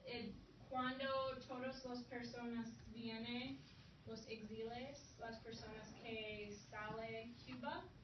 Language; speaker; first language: Spanish; non-native, fluent; English